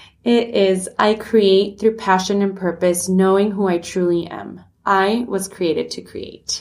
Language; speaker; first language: English; early bilingual, other home language; Spanish